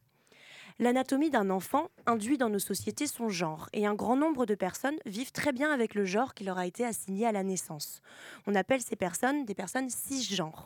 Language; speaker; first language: French; native; French